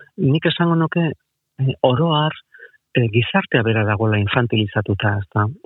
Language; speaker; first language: Basque; non-native, local second language; Spanish